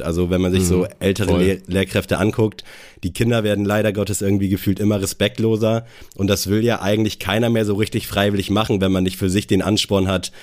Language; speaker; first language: German; native; German